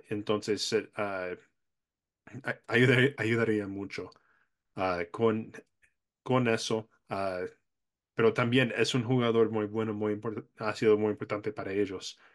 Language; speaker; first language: Spanish; non-native, fluent; English